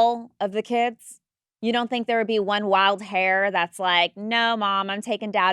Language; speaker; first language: English; native; English